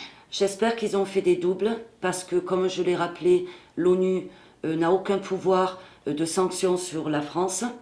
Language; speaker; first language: French; native; French